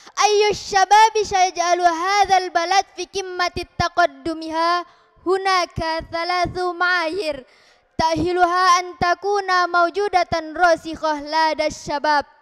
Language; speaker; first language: Arabic; non-native, learner; Indonesian